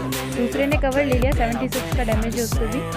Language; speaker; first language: Hindi; native; Hindi